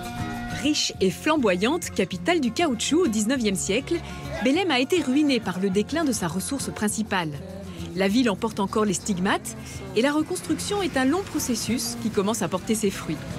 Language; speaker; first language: French; native; French